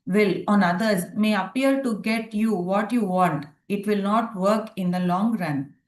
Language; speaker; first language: English; non-native, local second language; Tamil